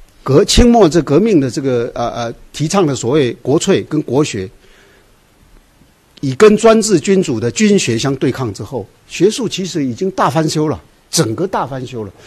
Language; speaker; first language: Chinese; native; Chinese